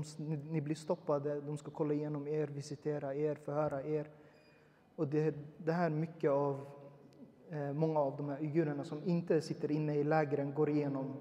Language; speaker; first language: Swedish; early bilingual, other home language; Uyghur